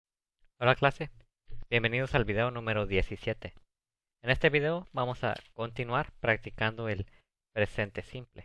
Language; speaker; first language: Spanish; early bilingual, other home language; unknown